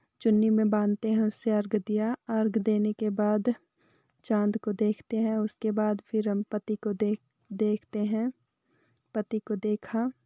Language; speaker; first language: Hindi; native; Hindi